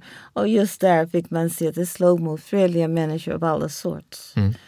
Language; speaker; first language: Swedish; non-native, fluent; English